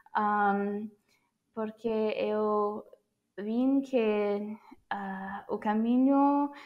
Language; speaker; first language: Galician; non-native, fluent; English